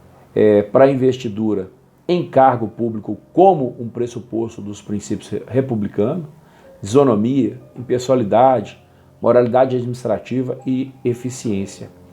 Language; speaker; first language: Portuguese; native; Portuguese